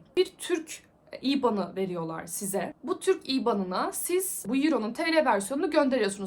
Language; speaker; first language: Turkish; native; Turkish